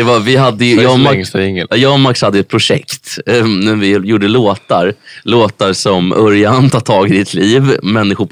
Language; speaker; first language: Swedish; native; Swedish